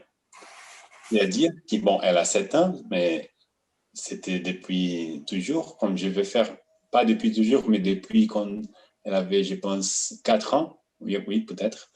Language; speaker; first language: French; non-native, fluent; Portuguese